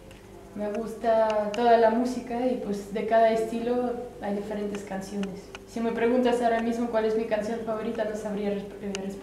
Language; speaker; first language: Spanish; early bilingual, other home language; Russian